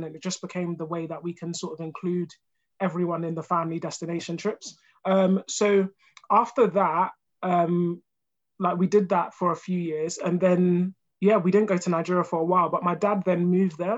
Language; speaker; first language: English; early bilingual, other home language; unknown